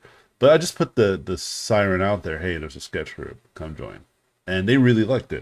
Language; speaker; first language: English; native; English